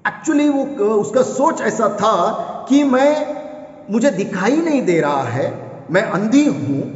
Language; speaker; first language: Hindi; non-native, local second language; Kannada